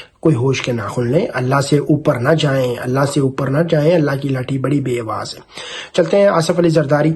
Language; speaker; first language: Urdu; non-native, local second language; Punjabi